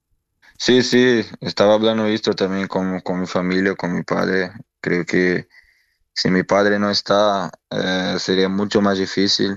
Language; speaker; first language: Spanish; non-native, learner; Portuguese